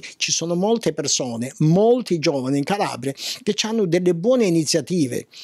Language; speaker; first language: Italian; native; Italian